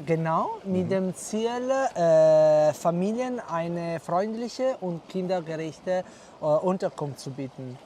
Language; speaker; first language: German; non-native, learner; Italian